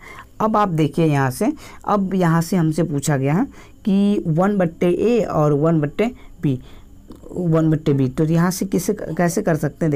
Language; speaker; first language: Hindi; native; Hindi